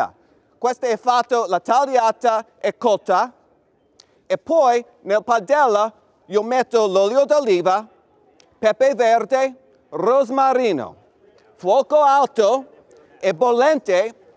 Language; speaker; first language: Italian; non-native, learner; English